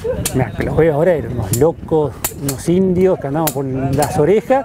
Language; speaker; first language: Spanish; native; Spanish